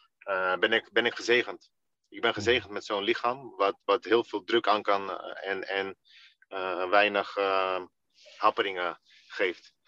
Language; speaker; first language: Dutch; early bilingual, other home language; Russian